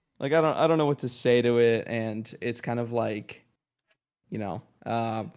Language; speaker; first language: English; early bilingual, other home language; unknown